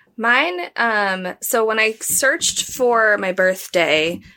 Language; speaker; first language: English; native; English